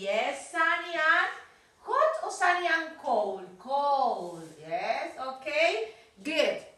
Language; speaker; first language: English; non-native, fluent; Spanish